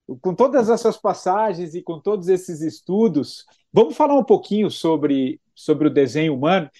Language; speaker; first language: Portuguese; native; Portuguese